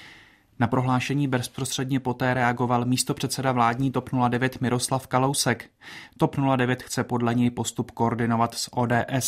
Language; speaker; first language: Czech; native; Czech